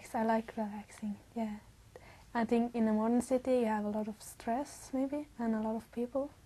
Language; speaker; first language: English; non-native, learner; Norwegian